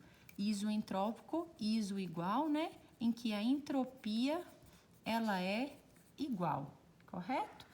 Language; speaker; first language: Portuguese; native; Portuguese